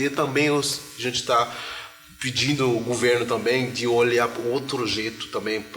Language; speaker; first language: Portuguese; non-native, fluent; Haitian Creole